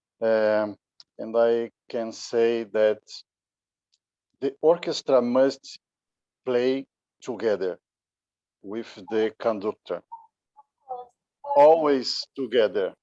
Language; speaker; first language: English; non-native, learner; Portuguese